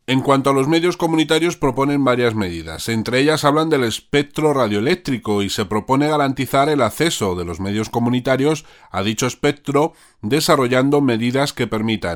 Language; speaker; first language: Spanish; native; Spanish